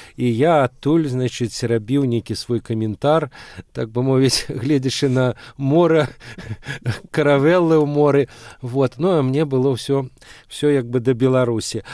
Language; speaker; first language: Belarusian; non-native, local second language; Russian